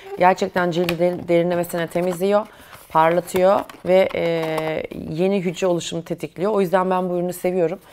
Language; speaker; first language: Turkish; native; Turkish